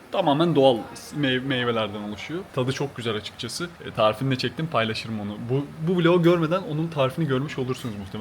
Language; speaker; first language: Turkish; native; Turkish